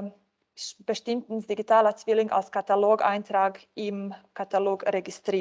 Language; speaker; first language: German; non-native, fluent; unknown